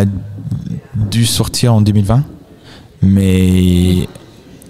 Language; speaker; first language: French; non-native, fluent; English